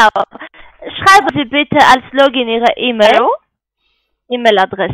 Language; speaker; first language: German; non-native, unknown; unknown